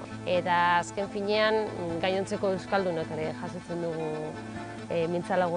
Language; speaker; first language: Basque; native; Basque